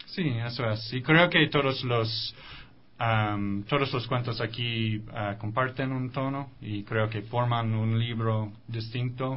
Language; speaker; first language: Spanish; non-native, fluent; English